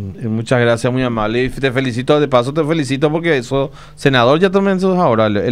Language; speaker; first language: Spanish; native; Spanish